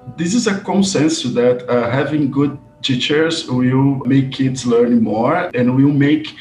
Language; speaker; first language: English; non-native, fluent; Portuguese